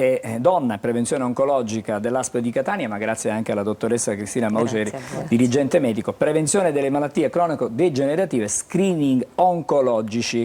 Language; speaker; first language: Italian; native; Italian